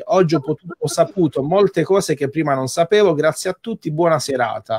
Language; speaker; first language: Italian; native; Italian